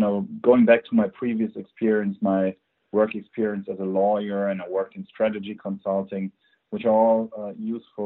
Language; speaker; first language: English; non-native, fluent; German